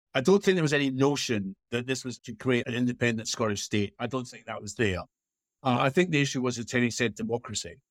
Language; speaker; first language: English; native; English